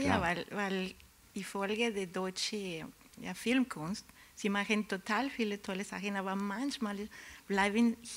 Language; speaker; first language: German; non-native, learner; Spanish